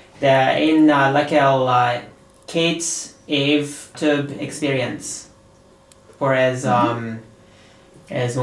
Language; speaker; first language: Hungarian; non-native, learner; English